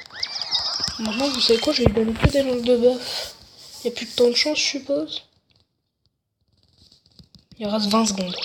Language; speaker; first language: French; native; French